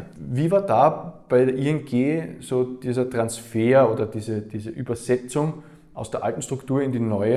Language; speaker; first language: German; native; German